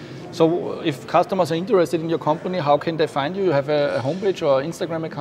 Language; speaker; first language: English; non-native, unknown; German